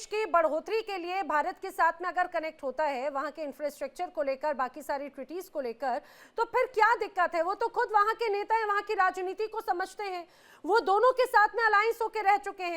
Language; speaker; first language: Hindi; native; Hindi